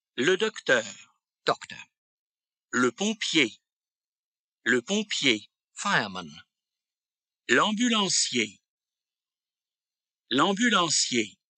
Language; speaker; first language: French; native; French